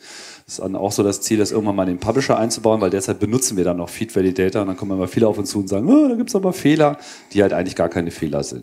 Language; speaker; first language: German; native; German